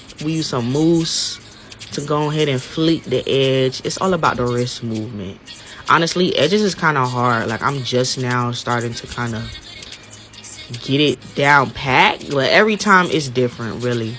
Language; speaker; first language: English; native; English